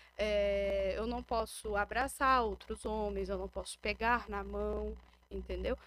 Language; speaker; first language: Portuguese; native; Portuguese